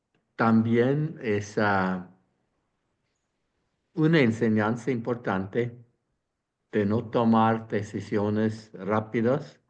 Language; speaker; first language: Spanish; non-native, fluent; Swiss German